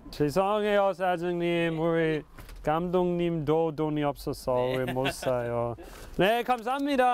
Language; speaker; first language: Korean; non-native, fluent; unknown